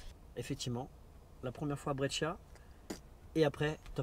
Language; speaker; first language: French; native; French